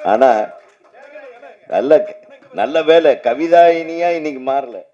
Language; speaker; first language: Tamil; native; Tamil